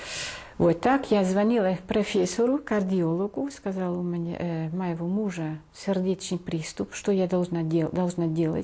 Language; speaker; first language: Russian; non-native, fluent; Dutch